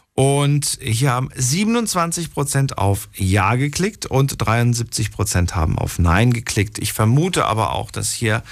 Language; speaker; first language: German; non-native, fluent; Slovak